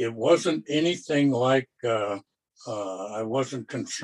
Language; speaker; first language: English; native; English